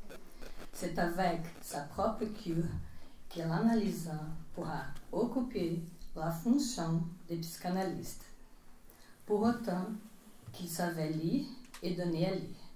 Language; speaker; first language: French; non-native, fluent; Portuguese